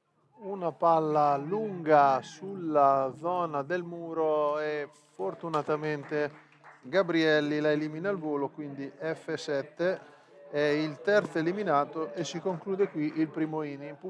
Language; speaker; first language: Italian; native; Italian